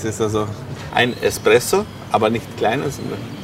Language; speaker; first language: German; non-native, learner; Albanian